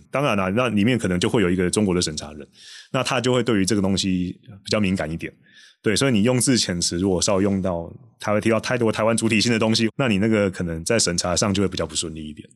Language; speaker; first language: Chinese; native; Chinese